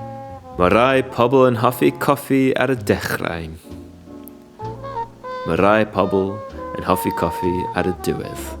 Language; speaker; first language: Welsh; non-native, learner; English